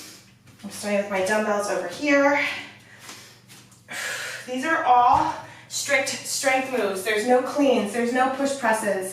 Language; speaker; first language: English; native; English